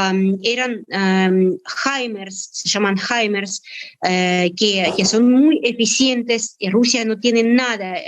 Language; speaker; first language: Spanish; non-native, fluent; Russian